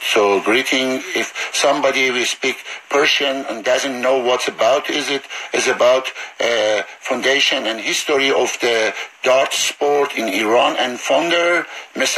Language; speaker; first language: English; non-native, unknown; Persian